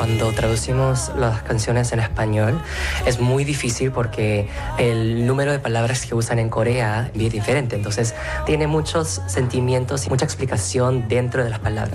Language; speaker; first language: Spanish; non-native, fluent; Korean